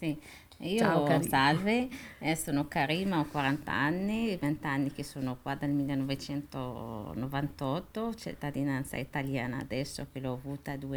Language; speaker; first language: Italian; non-native, fluent; Arabic